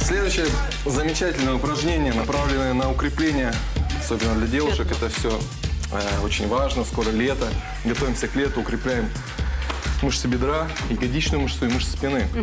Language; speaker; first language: Russian; native; Russian